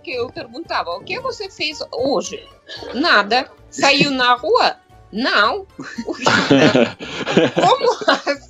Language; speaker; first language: Portuguese; non-native, fluent; Russian